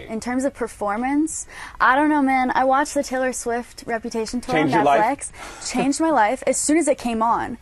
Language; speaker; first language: English; native; English